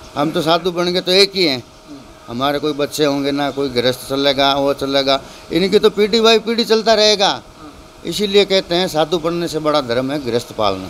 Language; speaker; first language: Hindi; native; Hindi